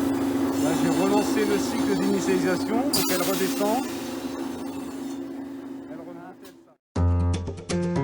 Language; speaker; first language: French; native; French